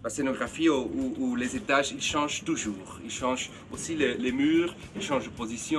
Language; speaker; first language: French; non-native, fluent; Dutch